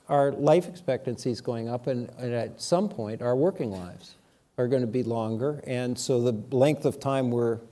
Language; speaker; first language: English; native; English